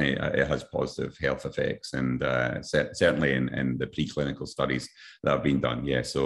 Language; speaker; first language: English; native; English